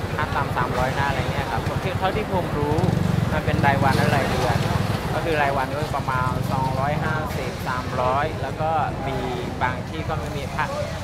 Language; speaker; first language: Thai; non-native, fluent; Burmese